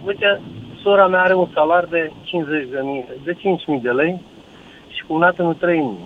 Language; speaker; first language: Romanian; native; Romanian